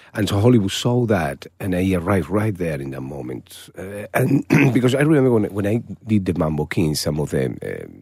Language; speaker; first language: English; non-native, fluent; Spanish